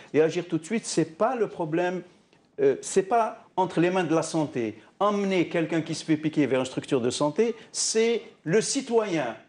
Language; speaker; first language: French; non-native, local second language; Arabic